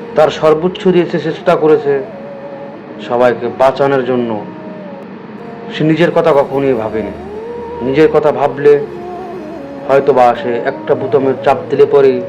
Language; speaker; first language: Bangla; native; Bangla